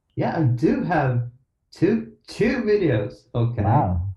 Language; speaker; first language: English; non-native, fluent; Swedish